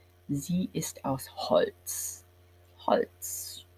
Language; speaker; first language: German; non-native, fluent; English